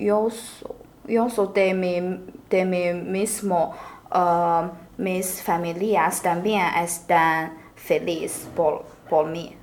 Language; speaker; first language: Spanish; non-native, learner; Chinese